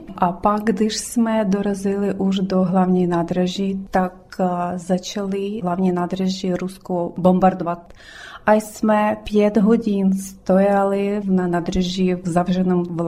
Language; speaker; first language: Czech; early bilingual, other home language; Ukrainian